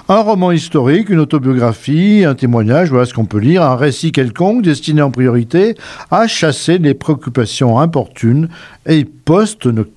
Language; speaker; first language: French; native; French